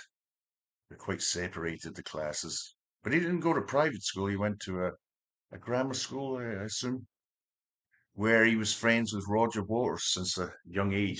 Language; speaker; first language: English; native; English